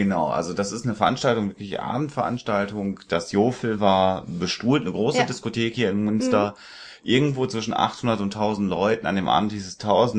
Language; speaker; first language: German; native; German